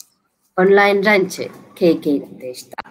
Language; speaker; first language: Japanese; non-native, learner; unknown